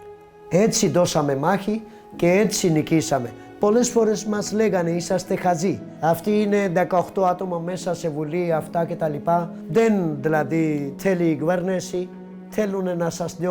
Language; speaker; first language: Greek; non-native, learner; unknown